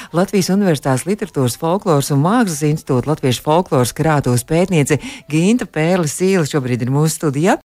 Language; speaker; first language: Latvian; native; Latvian